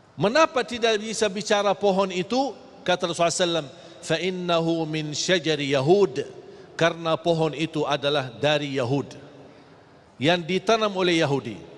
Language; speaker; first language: Malay; non-native, fluent; Arabic